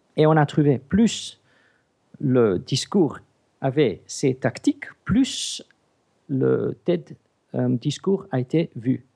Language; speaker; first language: French; non-native, fluent; English